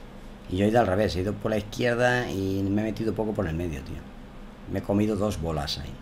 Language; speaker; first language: Spanish; native; Spanish